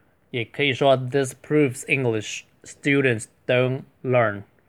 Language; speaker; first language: English; non-native, fluent; Chinese